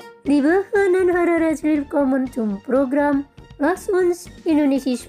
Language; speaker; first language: German; non-native, fluent; Indonesian